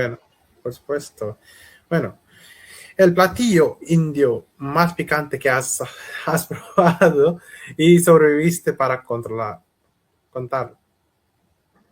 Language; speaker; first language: Spanish; non-native, learner; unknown